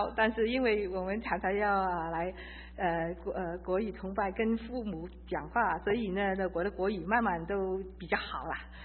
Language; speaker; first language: Chinese; early bilingual, heritage; Chinese